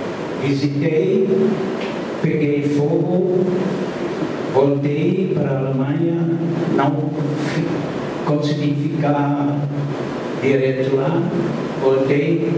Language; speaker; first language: Portuguese; non-native, fluent; German